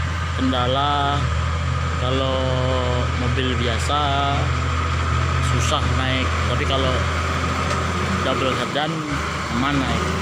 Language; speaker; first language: Indonesian; native; Indonesian